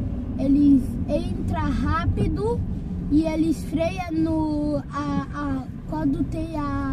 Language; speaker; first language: Portuguese; non-native, learner; French